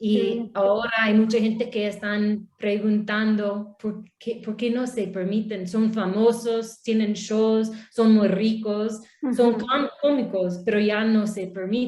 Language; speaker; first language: Spanish; non-native, learner; English